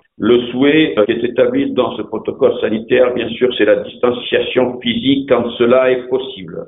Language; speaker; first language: French; native; French